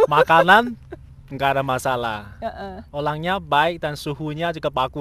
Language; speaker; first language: Indonesian; non-native, learner; Chinese